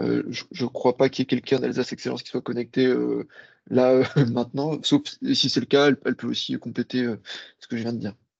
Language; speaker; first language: French; native; French